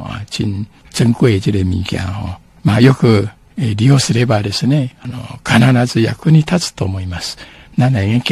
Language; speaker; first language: Japanese; non-native, fluent; Chinese